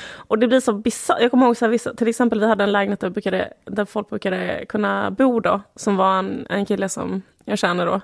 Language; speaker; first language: Swedish; native; Swedish